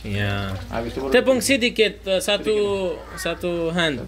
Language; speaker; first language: Indonesian; non-native, learner; Arabic